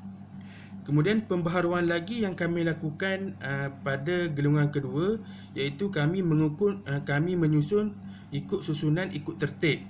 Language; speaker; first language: Malay; native; Malay